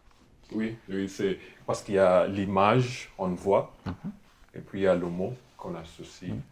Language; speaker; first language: French; non-native, fluent; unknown